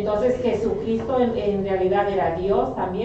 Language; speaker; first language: Spanish; native; Spanish